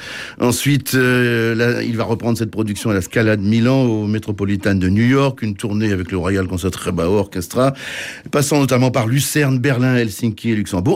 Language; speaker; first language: French; native; French